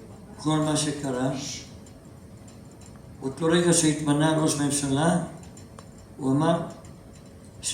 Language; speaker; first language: Hebrew; non-native, fluent; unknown